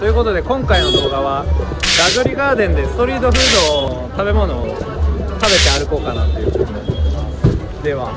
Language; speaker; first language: Japanese; native; Japanese